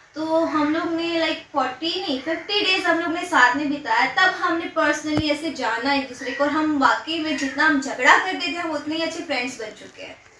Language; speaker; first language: Hindi; non-native, local second language; Gujarati